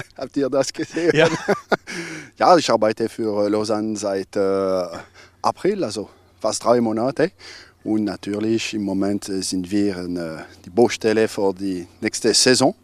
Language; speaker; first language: German; non-native, local second language; French